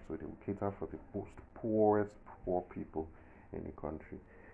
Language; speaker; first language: English; non-native, local second language; Yoruba